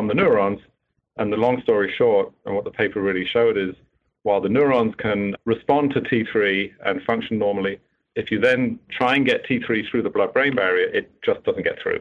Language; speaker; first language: English; native; English